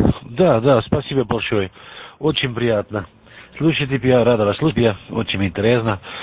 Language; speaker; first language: Russian; non-native, learner; German